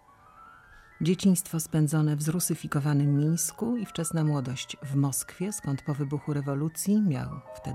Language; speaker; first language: Polish; native; Polish